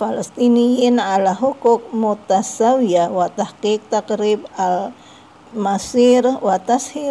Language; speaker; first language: Arabic; non-native, fluent; Indonesian